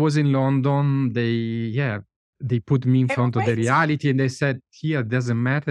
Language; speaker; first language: English; non-native, fluent; Italian